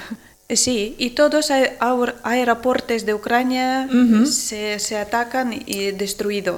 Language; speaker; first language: Spanish; non-native, learner; Ukrainian